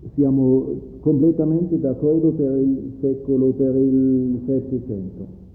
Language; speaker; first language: Italian; non-native, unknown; German